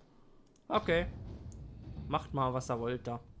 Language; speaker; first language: German; native; German